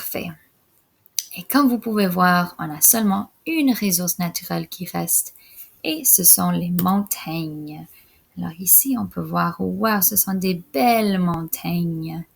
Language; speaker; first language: French; non-native, local second language; English